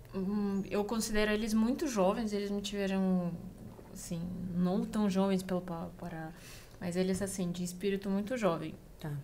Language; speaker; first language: Portuguese; non-native, fluent; Russian